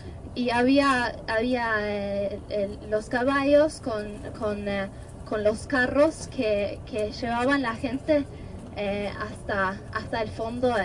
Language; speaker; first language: Spanish; non-native, fluent; Norwegian